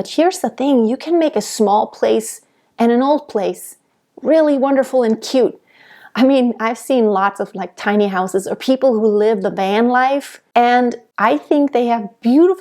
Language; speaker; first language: English; non-native, fluent; German